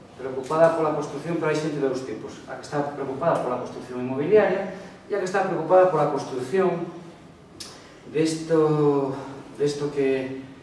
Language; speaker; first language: Galician; native; Galician